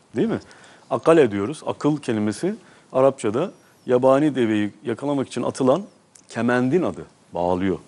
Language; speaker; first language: Turkish; native; Turkish